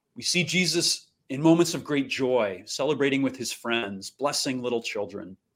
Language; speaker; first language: English; native; English